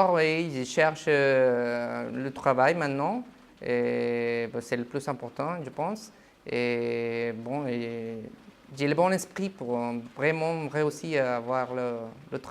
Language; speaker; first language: French; non-native, fluent; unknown